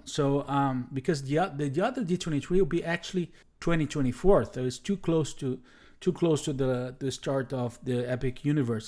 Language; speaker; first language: English; non-native, fluent; Portuguese